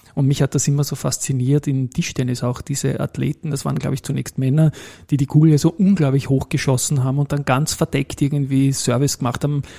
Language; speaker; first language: German; native; German